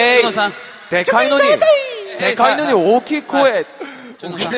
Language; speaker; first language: Japanese; non-native, fluent; Korean